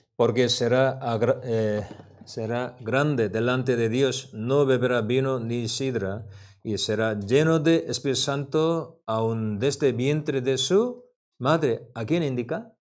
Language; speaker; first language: Spanish; non-native, learner; Korean